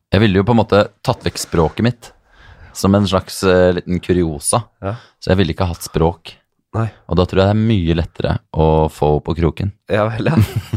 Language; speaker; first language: Norwegian; native; Norwegian